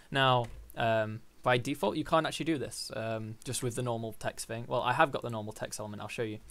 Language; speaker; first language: English; native; English